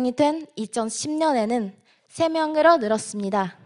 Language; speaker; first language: Korean; non-native, fluent; Japanese